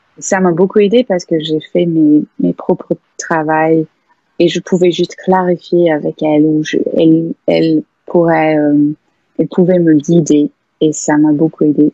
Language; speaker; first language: French; non-native, fluent; English